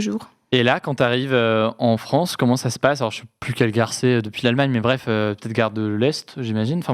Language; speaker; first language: French; native; French